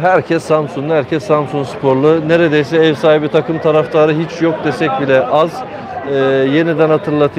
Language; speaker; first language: Turkish; native; Turkish